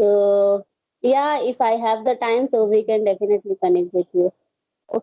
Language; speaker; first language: English; non-native, learner; Hindi